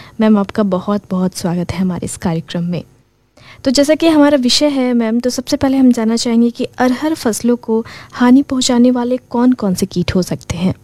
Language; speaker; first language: Hindi; native; Hindi